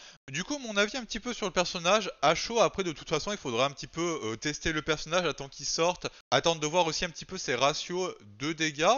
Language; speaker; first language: French; native; French